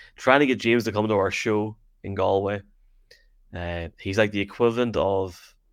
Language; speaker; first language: English; native; English